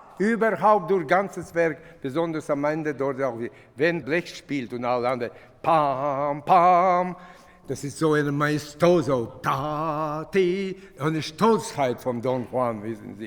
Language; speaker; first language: German; non-native, fluent; Latvian